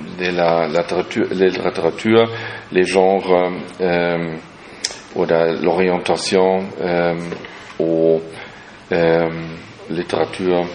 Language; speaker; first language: French; non-native, fluent; German